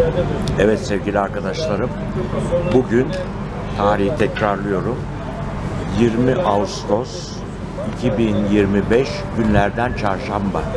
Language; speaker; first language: Turkish; native; Turkish